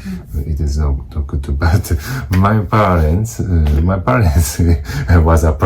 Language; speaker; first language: English; non-native, learner; Japanese